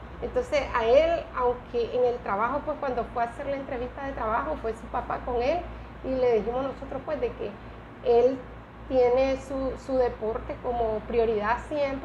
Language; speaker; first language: Spanish; native; Spanish